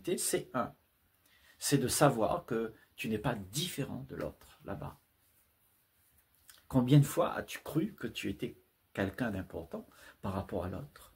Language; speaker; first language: French; native; French